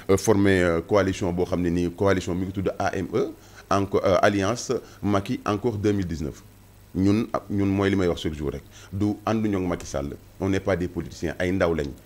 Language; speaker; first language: Wolof; native; Wolof